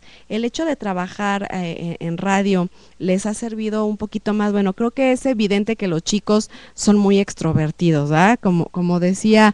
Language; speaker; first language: Spanish; native; Spanish